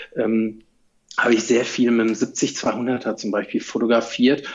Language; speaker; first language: German; native; German